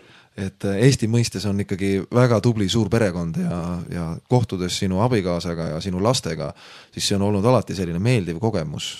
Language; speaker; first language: Estonian; native; Estonian